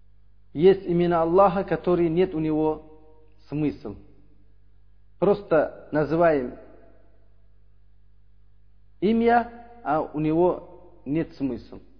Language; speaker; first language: Russian; non-native, learner; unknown